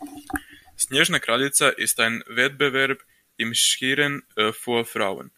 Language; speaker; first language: German; non-native, learner; Croatian